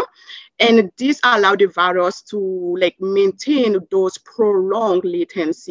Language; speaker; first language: English; non-native, fluent; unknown